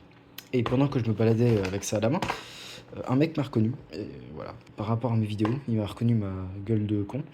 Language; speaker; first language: French; native; French